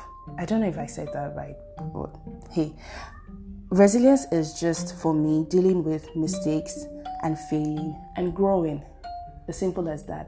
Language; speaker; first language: English; non-native, local second language; Igbo